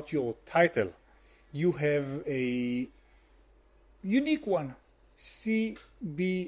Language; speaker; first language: English; non-native, fluent; Hebrew